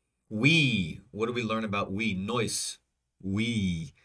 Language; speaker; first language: English; native; English